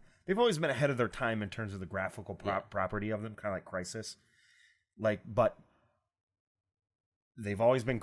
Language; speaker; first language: English; native; English